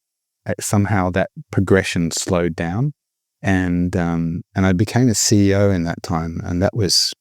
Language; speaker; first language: English; native; English